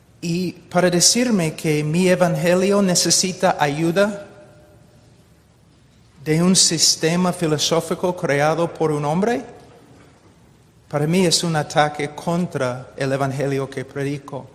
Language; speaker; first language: Spanish; non-native, fluent; English